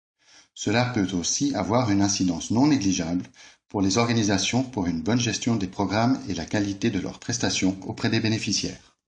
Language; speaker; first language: French; native; French